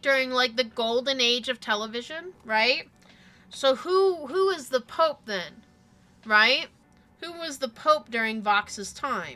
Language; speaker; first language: English; native; English